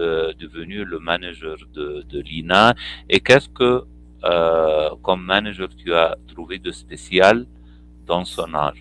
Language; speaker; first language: French; non-native, fluent; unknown